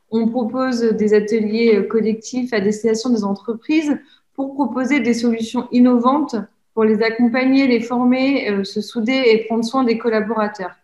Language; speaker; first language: French; native; French